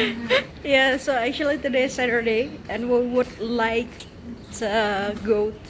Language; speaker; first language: English; non-native, learner; Indonesian